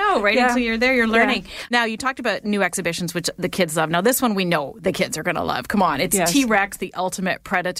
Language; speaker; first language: English; native; English